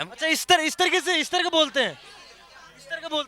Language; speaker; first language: Hindi; native; Hindi